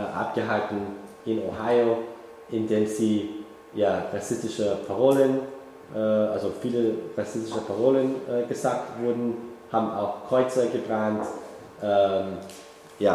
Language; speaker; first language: German; non-native, fluent; English